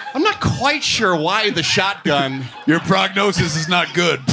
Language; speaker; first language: English; native; English